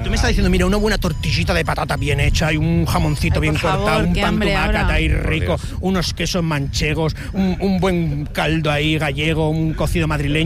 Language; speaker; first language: Spanish; native; Spanish